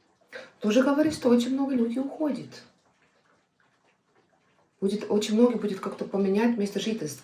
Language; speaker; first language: Russian; non-native, fluent; Estonian